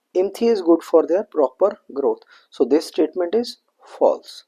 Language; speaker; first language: English; non-native, local second language; Punjabi